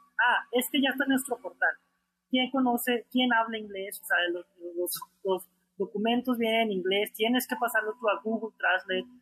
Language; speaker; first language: Spanish; native; Spanish